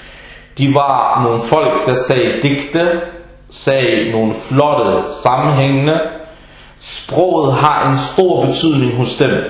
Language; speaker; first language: Danish; early bilingual, other home language; Arabic